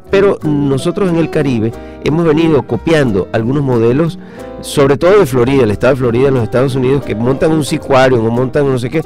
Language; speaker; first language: Spanish; native; Spanish